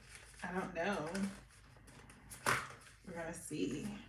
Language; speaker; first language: English; native; English